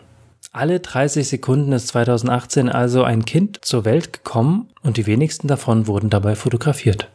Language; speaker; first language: German; native; German